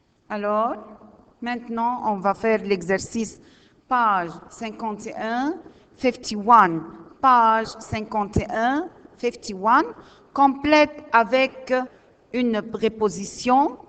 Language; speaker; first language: French; non-native, learner; Arabic